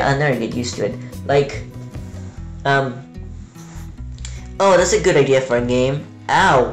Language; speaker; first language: English; native; English